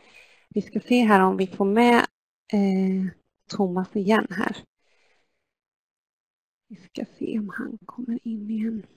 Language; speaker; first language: Swedish; native; Swedish